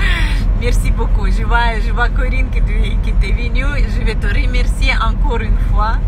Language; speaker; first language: French; non-native, fluent; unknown